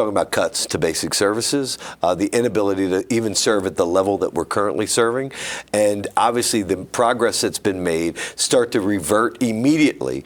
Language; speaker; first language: English; native; English